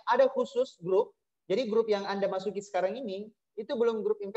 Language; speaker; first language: Indonesian; native; Indonesian